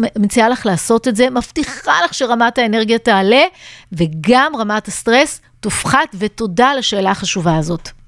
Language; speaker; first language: Hebrew; native; Hebrew